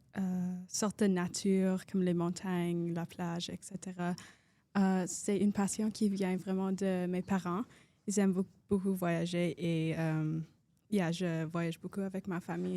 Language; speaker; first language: French; non-native, local second language; English